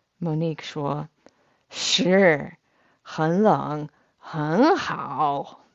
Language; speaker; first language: Chinese; non-native, fluent; English